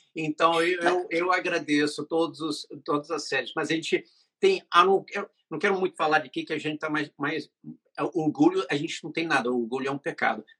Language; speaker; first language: Portuguese; non-native, fluent; English